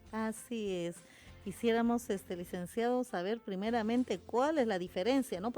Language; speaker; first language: Spanish; native; Spanish